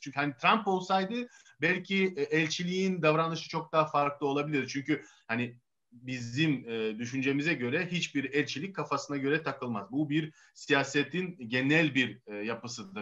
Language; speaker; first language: Turkish; non-native, fluent; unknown